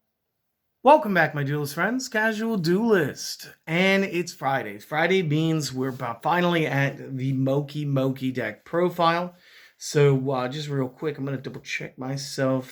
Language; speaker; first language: English; native; English